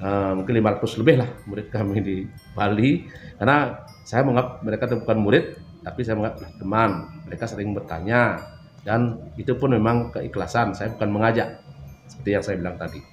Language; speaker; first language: Indonesian; non-native, local second language; Balinese